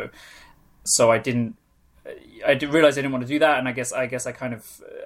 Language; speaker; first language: English; non-native, local second language; Welsh